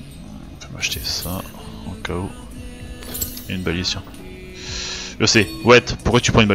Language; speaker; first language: French; native; French